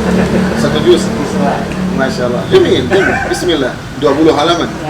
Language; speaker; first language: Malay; non-native, learner; Arabic